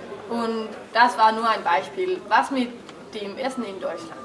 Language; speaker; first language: German; non-native, learner; Danish